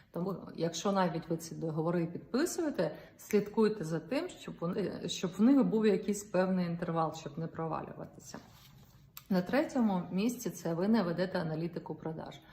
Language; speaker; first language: Ukrainian; non-native, local second language; Russian